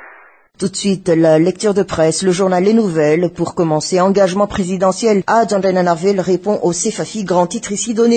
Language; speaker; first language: French; non-native, local second language; Malagasy